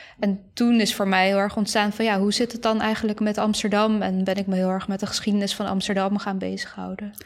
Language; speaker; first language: Dutch; early bilingual, other home language; Bosnian